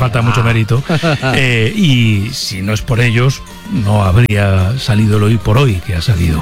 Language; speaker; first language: Spanish; native; Spanish